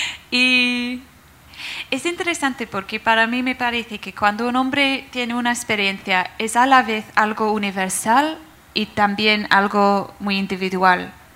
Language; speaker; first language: Spanish; non-native, fluent; English